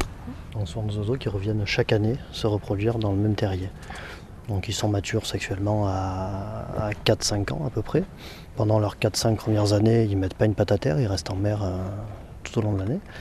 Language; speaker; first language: French; native; French